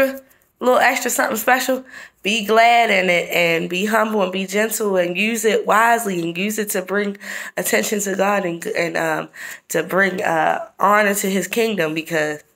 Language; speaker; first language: English; native; English